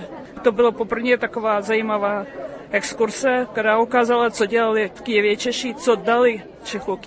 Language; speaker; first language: Czech; early bilingual, heritage; Czech